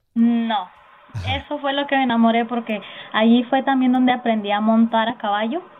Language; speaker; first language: Spanish; early bilingual, heritage; Spanish